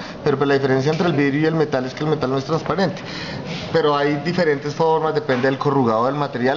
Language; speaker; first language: Spanish; native; Spanish